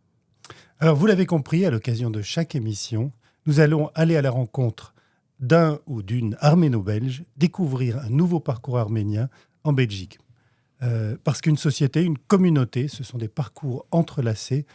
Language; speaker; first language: French; native; French